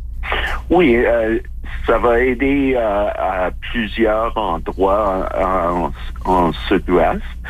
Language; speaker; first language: French; non-native, fluent; English